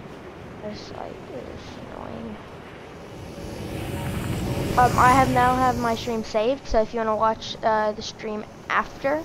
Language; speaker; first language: English; native; English